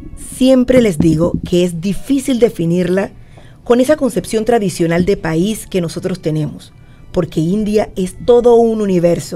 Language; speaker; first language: Spanish; native; Spanish